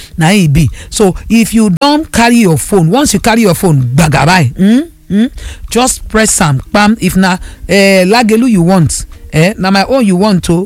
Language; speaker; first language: Nigerian Pidgin; non-native, local second language; Yoruba